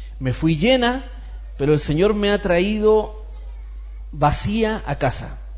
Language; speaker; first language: Spanish; native; Spanish